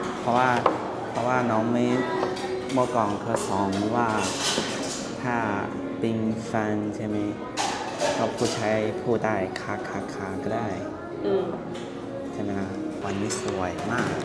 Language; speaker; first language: Thai; non-native, learner; Chinese